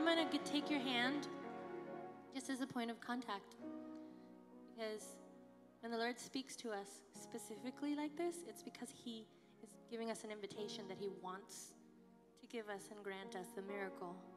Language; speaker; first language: English; early bilingual, other home language; Spanish